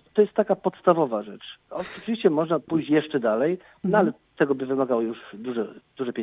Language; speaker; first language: Polish; native; Polish